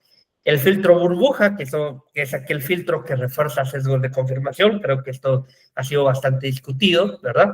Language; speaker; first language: Spanish; native; Spanish